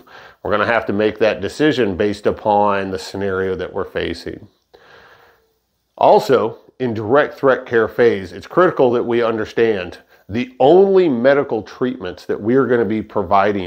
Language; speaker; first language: English; native; English